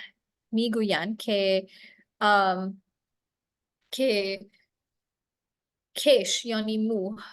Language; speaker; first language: Persian; non-native, learner; English